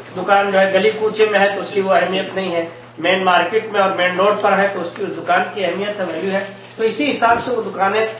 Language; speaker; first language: Urdu; native; Urdu